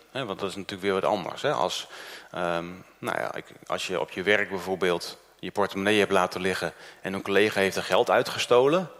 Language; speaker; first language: Dutch; early bilingual, other home language; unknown